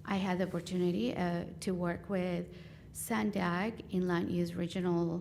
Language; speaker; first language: English; non-native, fluent; Spanish